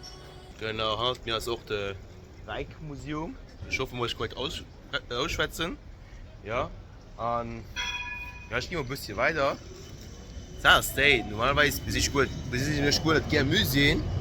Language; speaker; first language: German; non-native, local second language; Luxembourgish